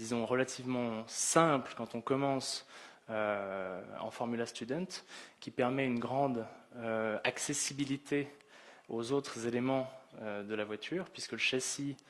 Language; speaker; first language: French; native; French